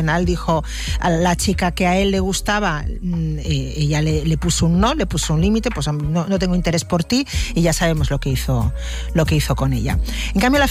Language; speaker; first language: Spanish; native; Spanish